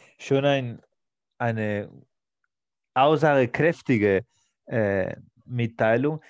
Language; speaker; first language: German; non-native, fluent; Spanish